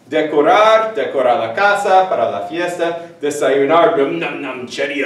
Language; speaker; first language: Spanish; non-native, fluent; English